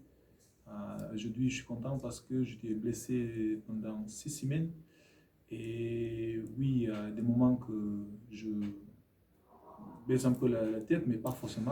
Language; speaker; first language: French; non-native, learner; Fijian